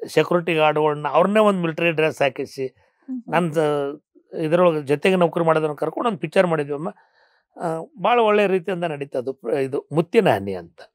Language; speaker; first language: Kannada; native; Kannada